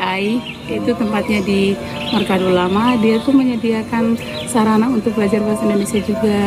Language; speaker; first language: Indonesian; non-native, local second language; Tetum